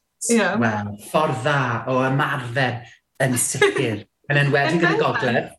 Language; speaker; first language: Welsh; native; Welsh